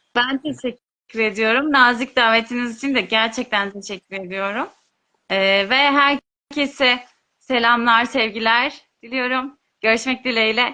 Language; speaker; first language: Turkish; non-native, local second language; Kurdish